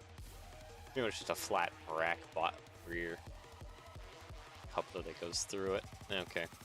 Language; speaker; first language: English; native; English